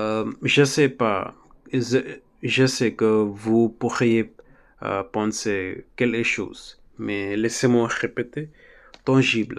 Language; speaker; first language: French; non-native, learner; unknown